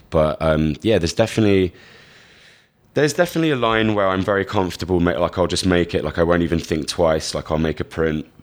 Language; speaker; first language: English; native; English